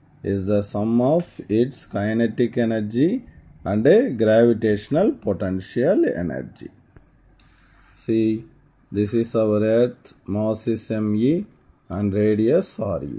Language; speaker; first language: English; non-native, local second language; Tamil